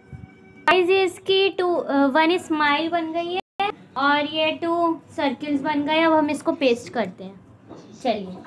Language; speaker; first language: Hindi; native; Hindi